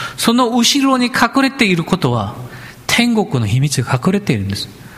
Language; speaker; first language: Japanese; non-native, fluent; Korean